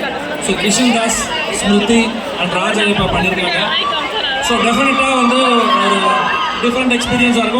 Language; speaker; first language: Tamil; native; Tamil